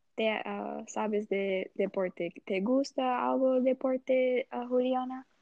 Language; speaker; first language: Spanish; non-native, learner; Portuguese